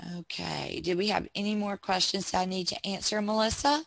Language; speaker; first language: English; native; English